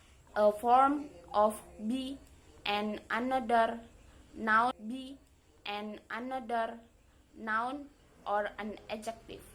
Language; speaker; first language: English; non-native, learner; Indonesian